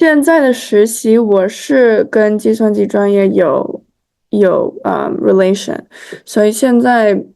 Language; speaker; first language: Chinese; early bilingual, heritage; Chinese